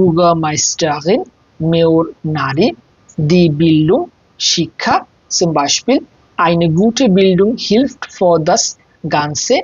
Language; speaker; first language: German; non-native, fluent; Bangla